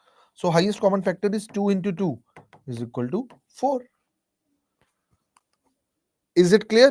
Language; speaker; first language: English; non-native, local second language; Hindi